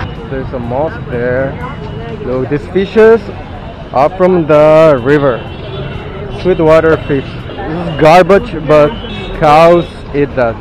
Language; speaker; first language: English; non-native, fluent; Spanish